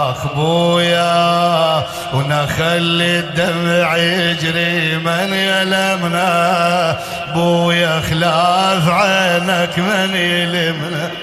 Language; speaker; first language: Arabic; native; Arabic